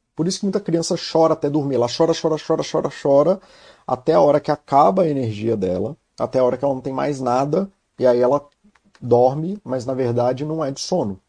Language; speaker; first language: Portuguese; native; Portuguese